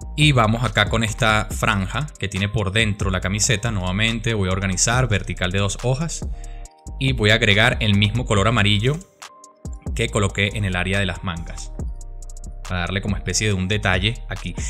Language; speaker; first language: Spanish; native; Spanish